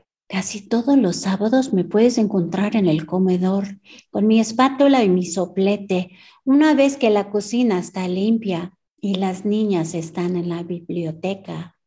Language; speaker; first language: Spanish; early bilingual, other home language; English